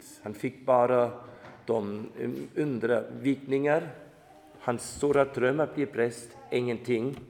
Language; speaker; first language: Swedish; non-native, fluent; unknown